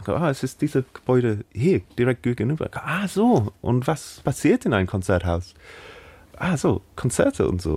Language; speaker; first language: German; non-native, learner; English